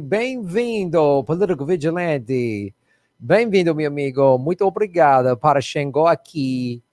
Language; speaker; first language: Portuguese; non-native, learner; English